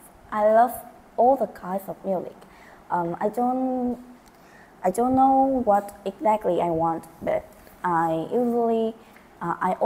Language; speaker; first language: English; non-native, learner; Vietnamese